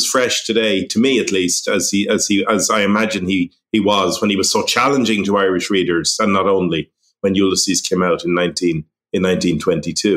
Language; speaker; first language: English; native; English